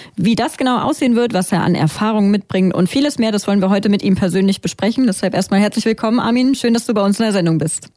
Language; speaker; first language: German; native; German